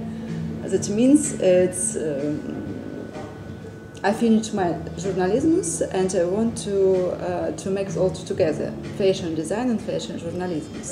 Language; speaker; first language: English; non-native, learner; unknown